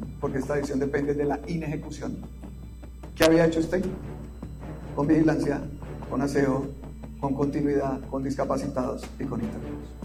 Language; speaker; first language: Spanish; native; Spanish